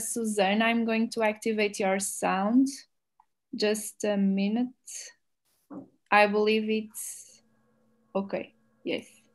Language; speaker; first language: English; non-native, fluent; Portuguese